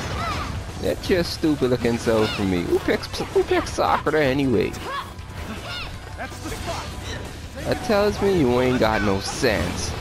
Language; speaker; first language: English; native; English